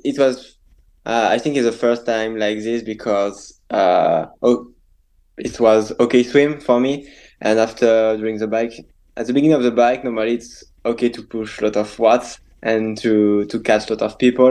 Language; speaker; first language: English; non-native, learner; French